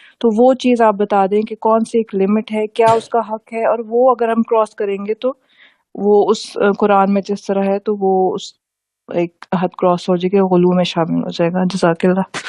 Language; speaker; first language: Urdu; native; Urdu